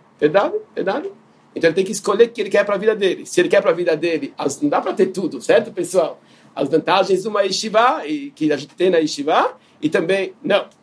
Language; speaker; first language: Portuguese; non-native, fluent; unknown